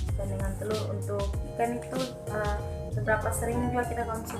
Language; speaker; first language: Indonesian; native; Indonesian